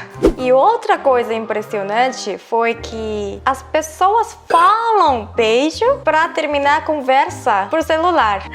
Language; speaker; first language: Portuguese; non-native, fluent; Korean